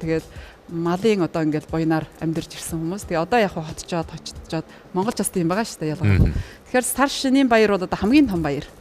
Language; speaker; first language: Mongolian; native; Mongolian